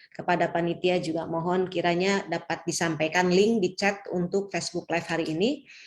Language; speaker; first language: Indonesian; native; Indonesian